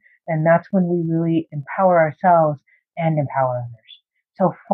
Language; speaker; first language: English; native; English